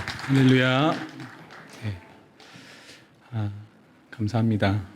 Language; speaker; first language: Korean; native; Korean